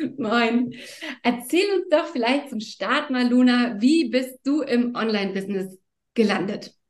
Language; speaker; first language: German; native; German